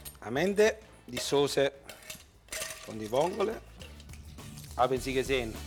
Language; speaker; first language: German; non-native, learner; Italian